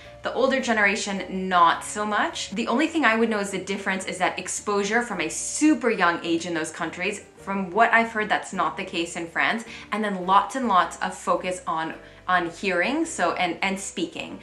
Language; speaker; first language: English; native; English